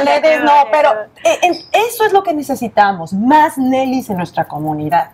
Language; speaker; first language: Spanish; native; Spanish